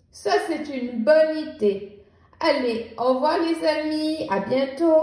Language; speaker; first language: French; native; French